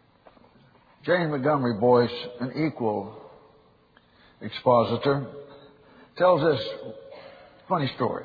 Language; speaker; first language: English; native; English